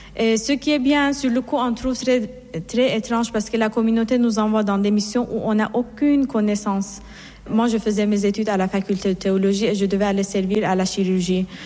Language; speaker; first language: French; non-native, fluent; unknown